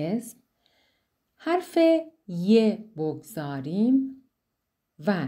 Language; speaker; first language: Persian; non-native, fluent; Turkish